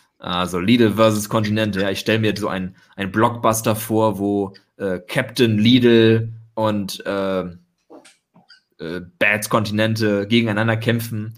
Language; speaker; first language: German; native; German